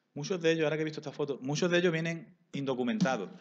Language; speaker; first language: Spanish; native; Spanish